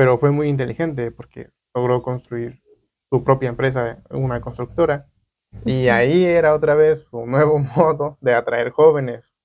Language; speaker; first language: Spanish; native; Spanish